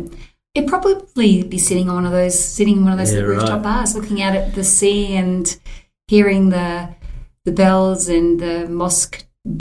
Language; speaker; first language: English; native; English